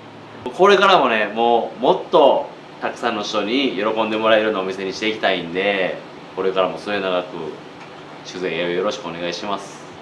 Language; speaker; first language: Japanese; native; Japanese